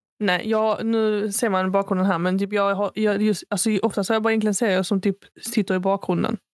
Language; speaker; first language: Swedish; native; Swedish